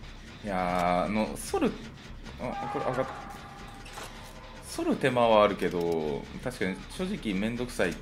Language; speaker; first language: Japanese; native; Japanese